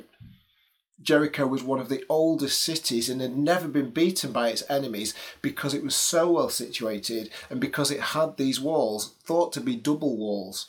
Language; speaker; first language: English; native; English